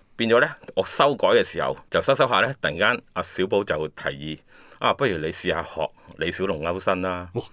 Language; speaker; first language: Cantonese; native; Cantonese